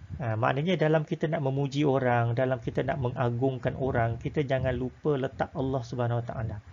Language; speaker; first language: Malay; native; Malay